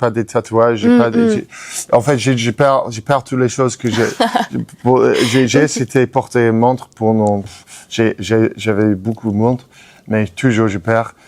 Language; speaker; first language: French; non-native, fluent; English